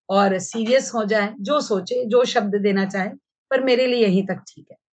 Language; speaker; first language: Hindi; native; Hindi